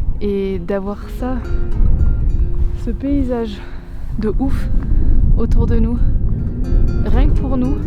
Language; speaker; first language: French; native; French